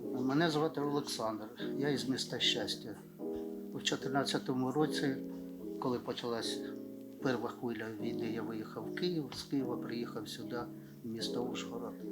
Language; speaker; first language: Ukrainian; non-native, local second language; Russian